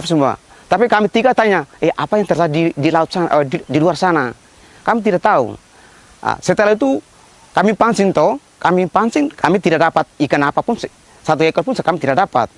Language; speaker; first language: Indonesian; non-native, local second language; Tetum